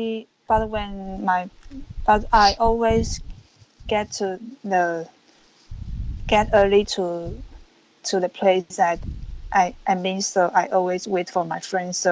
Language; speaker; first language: English; non-native, learner; Chinese